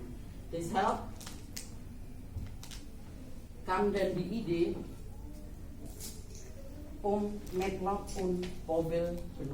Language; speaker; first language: German; non-native, fluent; Indonesian